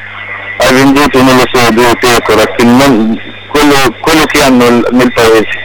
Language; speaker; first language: Italian; non-native, local second language; Arabic